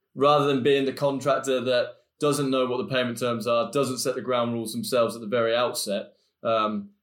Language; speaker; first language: English; native; English